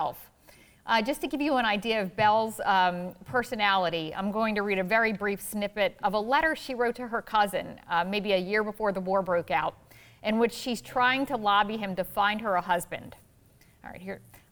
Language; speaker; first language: English; native; English